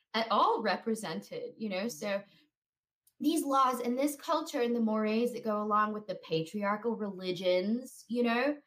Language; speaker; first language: English; native; English